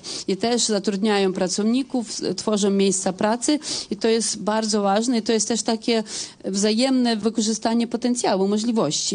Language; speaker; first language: Polish; non-native, fluent; Ukrainian